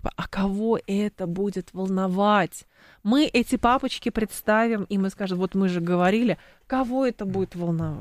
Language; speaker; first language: Russian; native; Russian